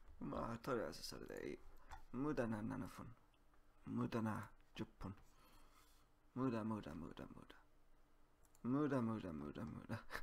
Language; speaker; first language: Japanese; non-native, learner; English